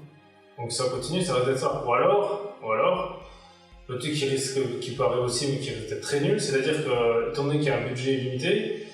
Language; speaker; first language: French; native; French